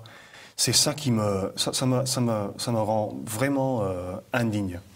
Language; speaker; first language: French; non-native, fluent; English